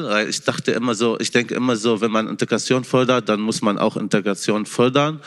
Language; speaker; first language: German; non-native, fluent; Arabic